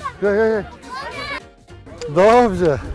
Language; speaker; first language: Polish; non-native, learner; Portuguese